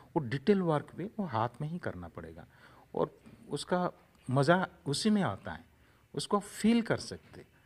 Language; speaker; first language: Hindi; non-native, local second language; Odia